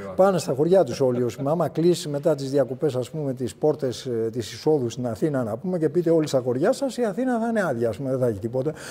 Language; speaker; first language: Greek; native; Greek